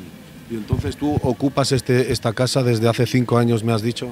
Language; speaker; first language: Spanish; native; Spanish